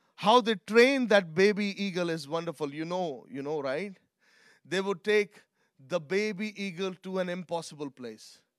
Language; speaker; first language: English; non-native, local second language; Urdu